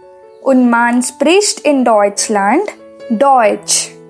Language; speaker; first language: German; non-native, fluent; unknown